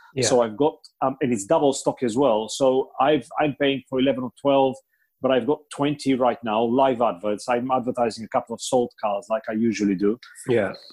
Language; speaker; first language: English; non-native, fluent; Bulgarian